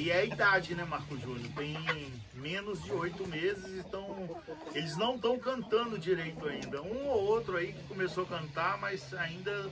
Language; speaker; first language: Portuguese; native; Portuguese